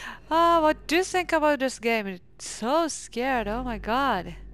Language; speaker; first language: English; non-native, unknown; Japanese